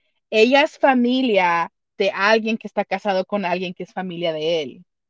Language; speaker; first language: Spanish; early bilingual, heritage; Spanish